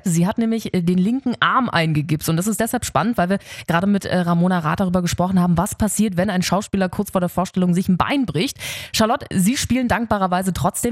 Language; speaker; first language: German; native; German